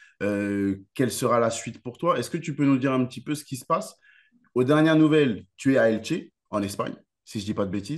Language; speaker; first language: French; native; French